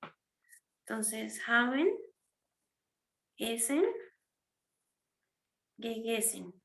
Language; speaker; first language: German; non-native, fluent; Spanish